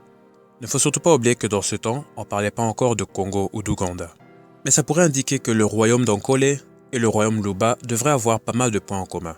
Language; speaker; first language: French; native; French